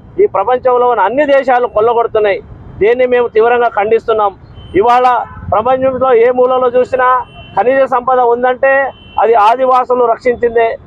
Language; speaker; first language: Telugu; non-native, local second language; Lambadi